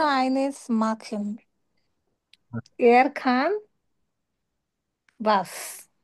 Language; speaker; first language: German; non-native, learner; Bangla